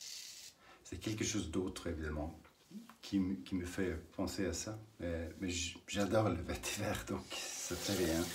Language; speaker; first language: French; non-native, learner; English